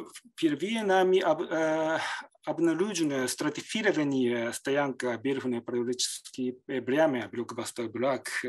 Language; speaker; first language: Russian; non-native, learner; Japanese